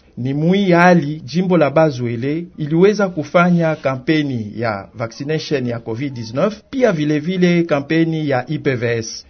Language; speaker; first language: Swahili; non-native, local second language; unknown